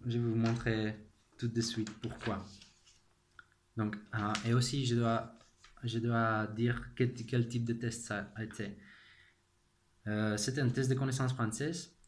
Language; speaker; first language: French; non-native, fluent; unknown